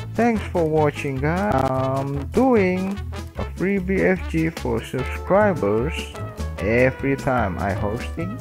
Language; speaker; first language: English; non-native, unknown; Indonesian